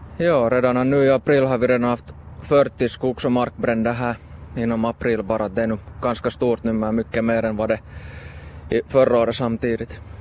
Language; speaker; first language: Swedish; native; Swedish